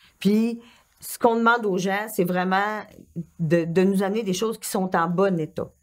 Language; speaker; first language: French; native; French